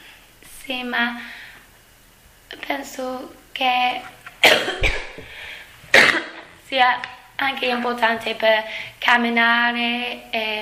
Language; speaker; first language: Italian; non-native, learner; English